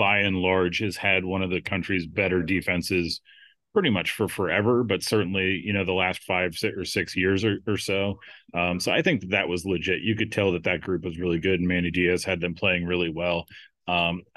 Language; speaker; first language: English; native; English